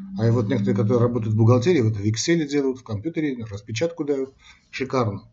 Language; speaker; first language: Russian; non-native, local second language; Armenian